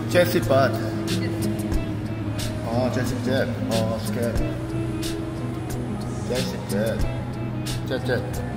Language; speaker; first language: English; non-native, learner; Korean